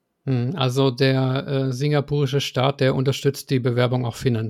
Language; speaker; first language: German; native; German